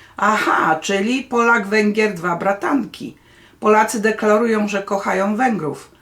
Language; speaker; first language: Polish; native; Polish